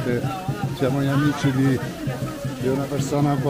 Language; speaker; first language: Italian; non-native, fluent; Albanian